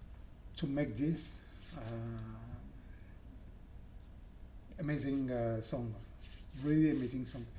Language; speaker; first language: English; non-native, learner; French